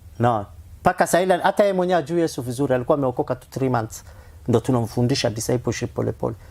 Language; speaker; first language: Swahili; non-native, fluent; Somali